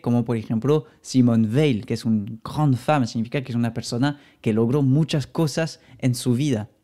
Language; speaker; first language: Spanish; non-native, fluent; French